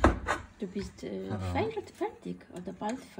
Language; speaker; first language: German; non-native, learner; Polish